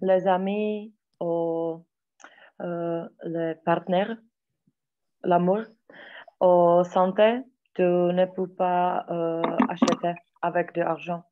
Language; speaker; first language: French; non-native, learner; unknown